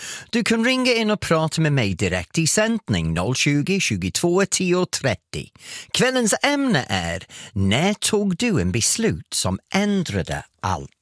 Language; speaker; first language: Swedish; non-native, fluent; English